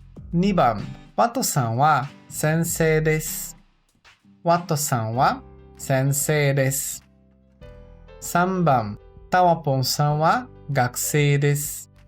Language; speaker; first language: Japanese; non-native, learner; Portuguese